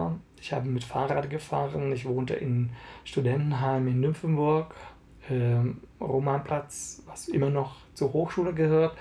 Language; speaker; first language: German; non-native, fluent; Hungarian